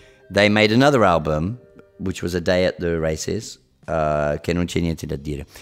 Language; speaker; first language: English; native; English